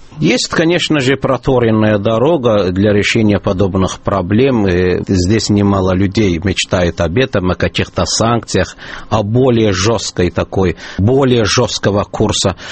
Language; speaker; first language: Russian; non-native, local second language; Azerbaijani